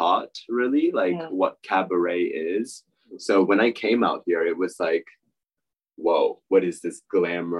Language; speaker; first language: English; native; English